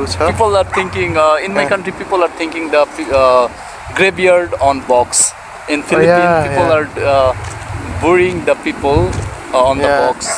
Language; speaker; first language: English; non-native, learner; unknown